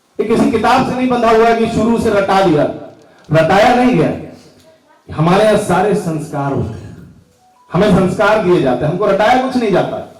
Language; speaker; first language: Hindi; native; Hindi